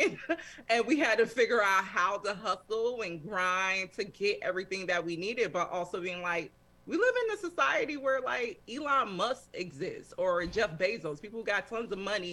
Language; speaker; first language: English; native; English